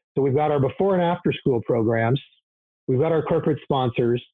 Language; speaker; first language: English; native; English